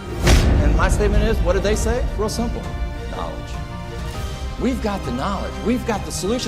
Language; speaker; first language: English; native; English